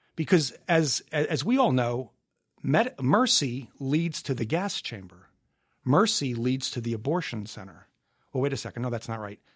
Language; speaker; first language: English; native; English